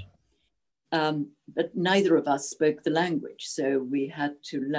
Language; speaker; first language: English; non-native, local second language; Czech